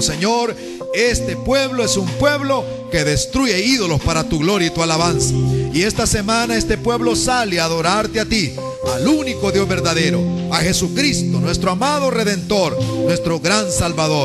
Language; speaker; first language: Spanish; native; Spanish